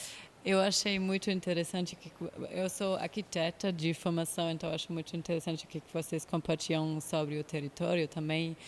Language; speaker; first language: Portuguese; non-native, fluent; German